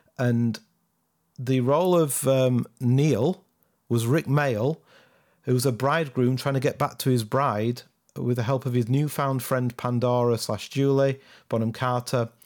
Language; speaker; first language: English; native; English